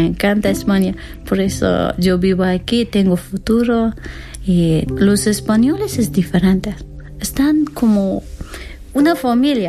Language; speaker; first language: Spanish; non-native, learner; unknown